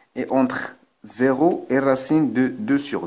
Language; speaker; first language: French; non-native, local second language; Arabic